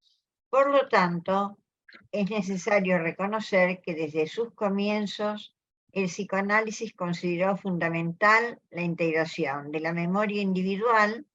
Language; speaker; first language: Spanish; native; Spanish